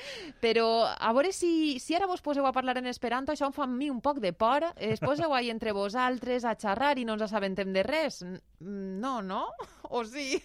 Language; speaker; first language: Catalan; native; Catalan